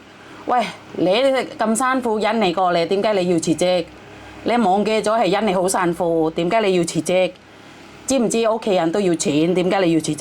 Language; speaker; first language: Cantonese; non-native, fluent; Indonesian